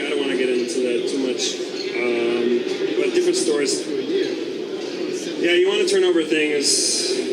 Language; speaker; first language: English; native; English